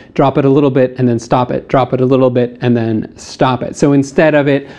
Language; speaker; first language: English; native; English